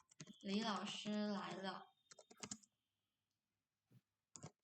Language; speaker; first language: Chinese; non-native, fluent; Indonesian